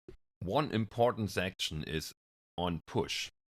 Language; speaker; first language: English; non-native, fluent; German